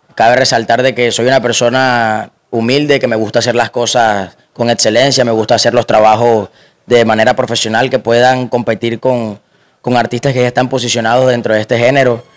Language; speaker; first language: Spanish; native; Spanish